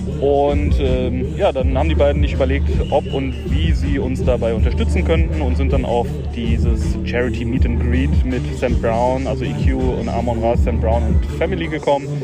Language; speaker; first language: German; native; German